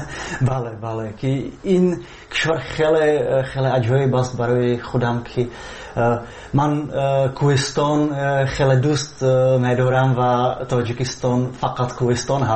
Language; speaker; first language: Persian; non-native, fluent; Czech